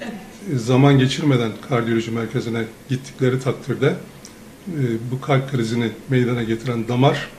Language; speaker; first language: Turkish; native; Turkish